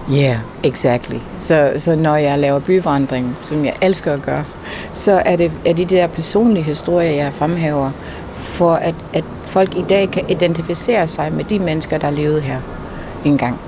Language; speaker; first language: Danish; non-native, fluent; English